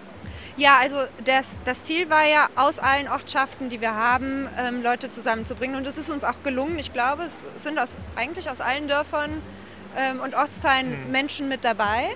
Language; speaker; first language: German; native; German